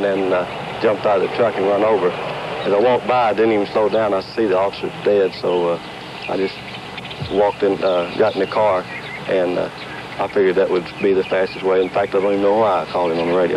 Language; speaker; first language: English; native; English